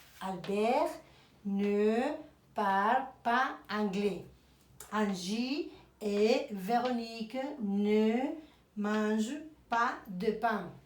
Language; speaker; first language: French; non-native, fluent; Spanish